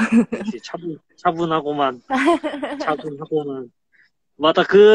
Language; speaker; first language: Korean; native; Korean